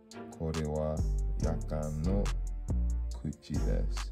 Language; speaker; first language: Japanese; non-native, learner; English